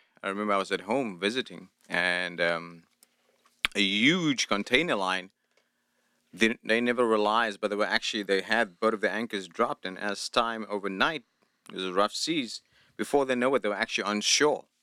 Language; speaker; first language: English; non-native, local second language; Afrikaans